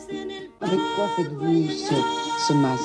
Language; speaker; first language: French; native; French